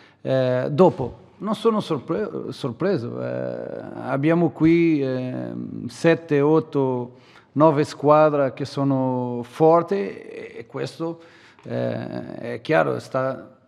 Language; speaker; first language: Italian; non-native, learner; Portuguese